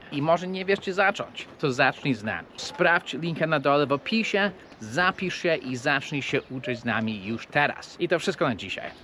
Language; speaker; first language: Polish; non-native, fluent; English